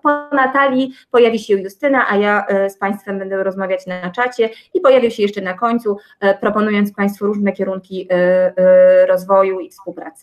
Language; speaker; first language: Polish; native; Polish